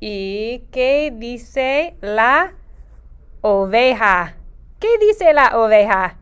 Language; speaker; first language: Spanish; non-native, fluent; English